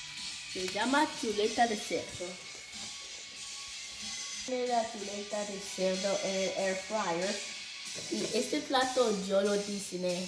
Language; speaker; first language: Spanish; early bilingual, heritage; English